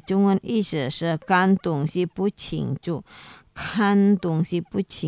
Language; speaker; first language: Chinese; non-native, learner; Indonesian